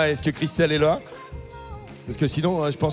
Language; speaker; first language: French; native; French